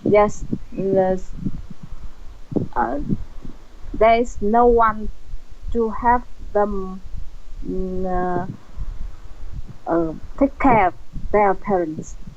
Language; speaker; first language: English; non-native, learner; Vietnamese